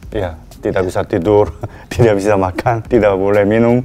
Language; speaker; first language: Indonesian; non-native, learner; Korean